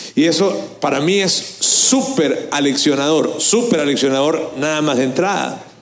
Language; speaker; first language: Spanish; native; Spanish